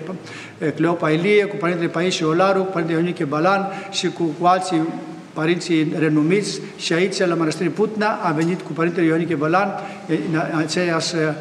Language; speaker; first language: Romanian; non-native, fluent; Greek